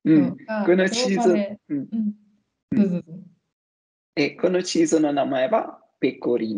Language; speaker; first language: Japanese; non-native, learner; Italian